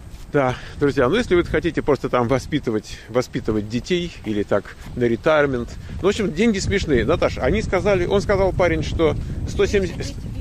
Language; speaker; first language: Russian; native; Russian